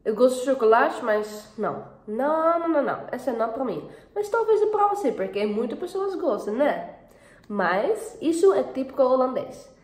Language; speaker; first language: Portuguese; non-native, learner; Dutch